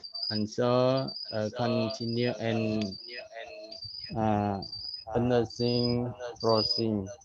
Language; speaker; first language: English; non-native, learner; Khmer